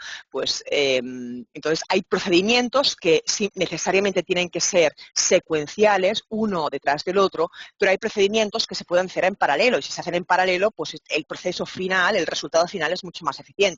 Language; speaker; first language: Spanish; native; Spanish